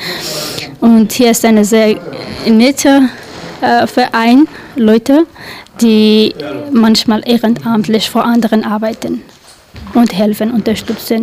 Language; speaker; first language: German; non-native, learner; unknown